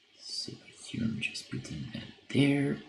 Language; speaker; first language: English; non-native, fluent; French